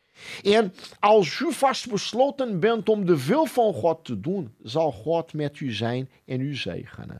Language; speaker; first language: Dutch; non-native, fluent; Portuguese